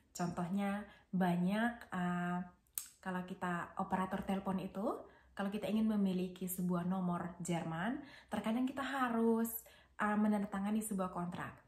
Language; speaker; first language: Indonesian; native; Indonesian